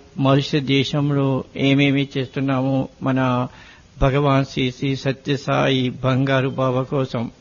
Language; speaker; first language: Telugu; non-native, fluent; Morisyen